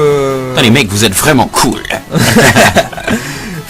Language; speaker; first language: French; native; French